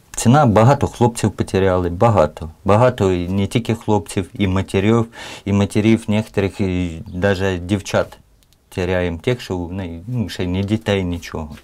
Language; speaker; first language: Ukrainian; early bilingual, other home language; Russian